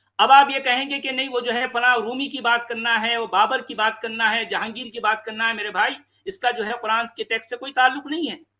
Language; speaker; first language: Urdu; native; Urdu